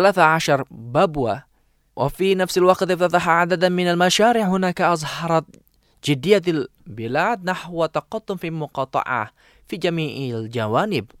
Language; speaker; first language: Arabic; non-native, fluent; Indonesian